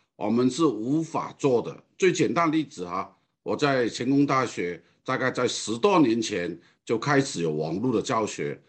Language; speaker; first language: Chinese; non-native, fluent; Cantonese